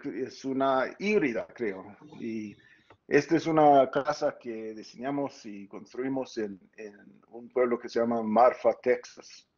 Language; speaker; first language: Spanish; early bilingual, heritage; Spanish